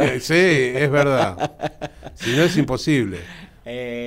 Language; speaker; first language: Spanish; native; Spanish